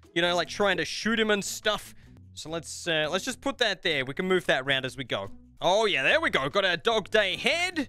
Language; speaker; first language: English; native; English